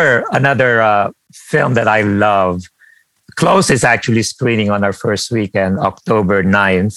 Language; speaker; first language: English; non-native, local second language; Filipino